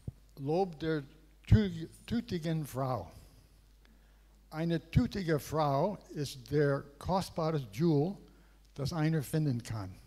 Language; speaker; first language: German; non-native, learner; English